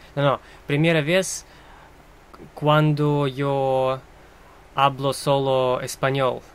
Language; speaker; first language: Spanish; non-native, learner; Russian